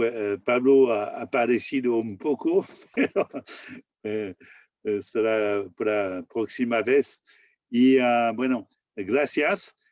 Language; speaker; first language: Spanish; non-native, learner; French